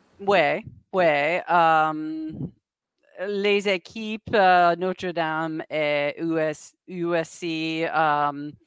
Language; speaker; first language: French; non-native, learner; English